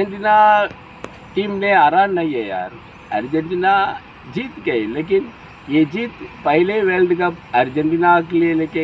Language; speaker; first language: Hindi; non-native, local second language; Tamil